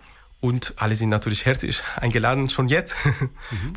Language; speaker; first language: German; non-native, fluent; Italian